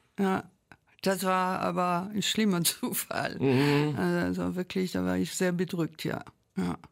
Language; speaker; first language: German; non-native, fluent; French